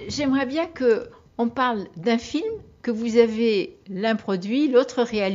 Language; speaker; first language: French; native; French